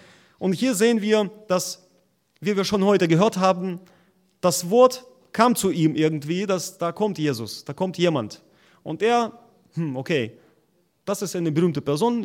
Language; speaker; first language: German; non-native, fluent; Russian